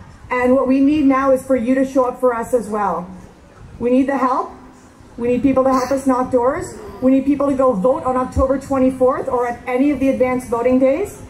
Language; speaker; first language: English; native; English